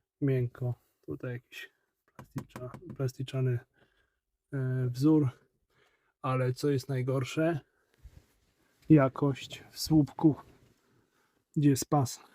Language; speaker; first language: Polish; native; Polish